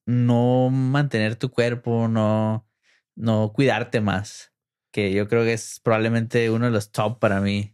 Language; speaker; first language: Spanish; early bilingual, heritage; English